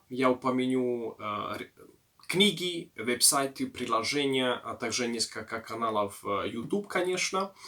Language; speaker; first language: Russian; non-native, learner; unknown